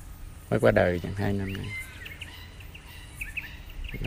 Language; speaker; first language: Vietnamese; native; Vietnamese